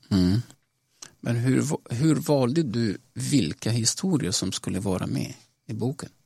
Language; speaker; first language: Swedish; non-native, fluent; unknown